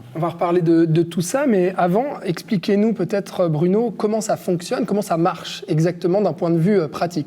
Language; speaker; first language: French; native; French